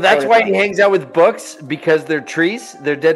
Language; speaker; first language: English; native; English